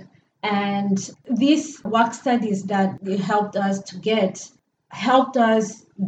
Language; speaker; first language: English; non-native, local second language; Kinyarwanda